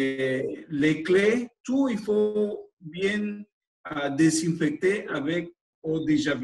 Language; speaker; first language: French; non-native, fluent; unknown